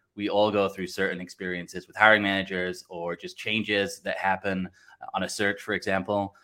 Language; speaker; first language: English; native; English